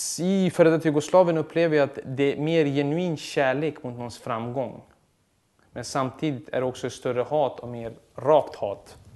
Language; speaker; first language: Swedish; early bilingual, other home language; Serbian